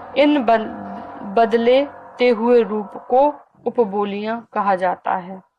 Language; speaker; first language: Hindi; native; Hindi